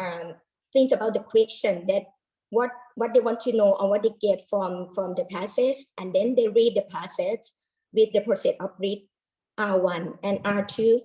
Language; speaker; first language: English; non-native, learner; Thai